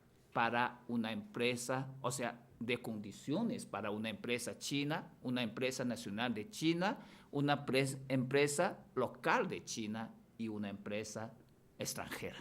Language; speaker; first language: Spanish; non-native, fluent; Chinese